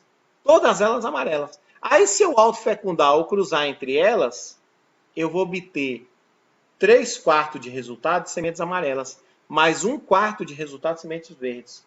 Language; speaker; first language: Portuguese; native; Portuguese